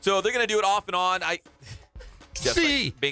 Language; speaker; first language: English; native; English